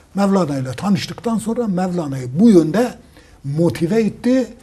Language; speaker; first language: Turkish; native; Turkish